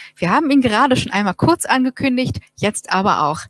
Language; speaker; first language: German; native; German